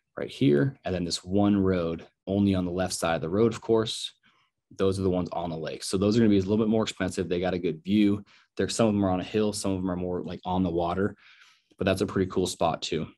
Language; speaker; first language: English; native; English